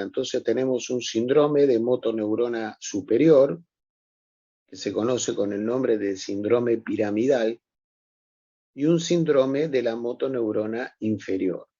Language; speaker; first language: Spanish; native; Spanish